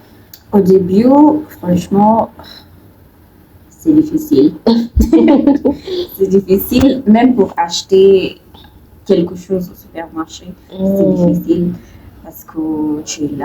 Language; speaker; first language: French; non-native, learner; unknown